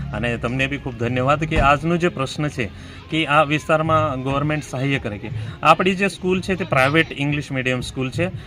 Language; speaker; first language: Gujarati; non-native, local second language; Marathi